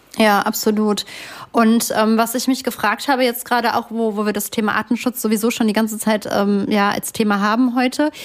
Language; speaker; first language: German; native; German